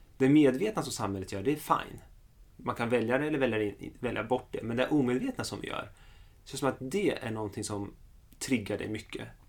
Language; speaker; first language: Swedish; early bilingual, other home language; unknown